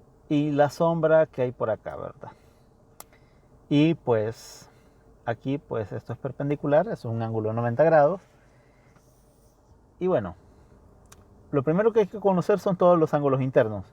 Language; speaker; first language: Spanish; native; Spanish